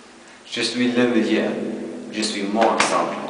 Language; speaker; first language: French; non-native, learner; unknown